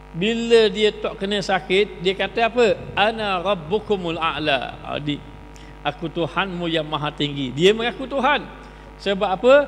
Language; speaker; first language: Malay; native; Malay